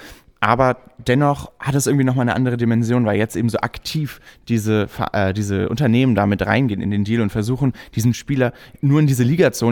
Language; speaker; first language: German; native; German